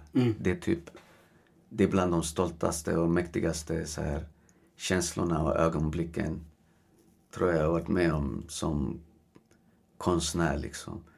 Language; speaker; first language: Swedish; early bilingual, other home language; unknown